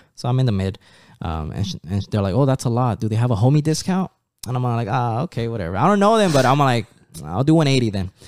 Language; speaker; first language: English; early bilingual, other home language; Spanish